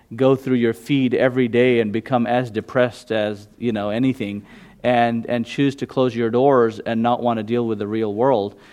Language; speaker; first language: English; early bilingual, other home language; Gujarati